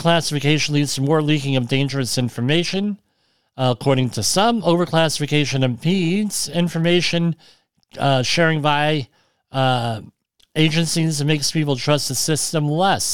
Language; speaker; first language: English; native; English